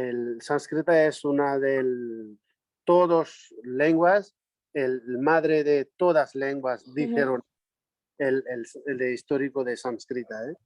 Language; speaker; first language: Spanish; non-native, learner; Nepali